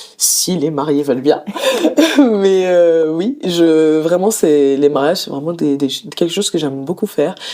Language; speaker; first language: French; native; French